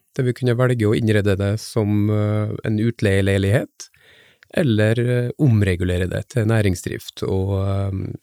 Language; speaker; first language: Norwegian; native; Norwegian